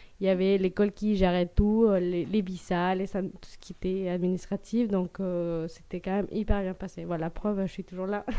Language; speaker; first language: French; non-native, fluent; Spanish